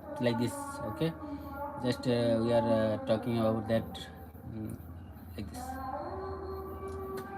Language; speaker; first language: English; non-native, learner; Bangla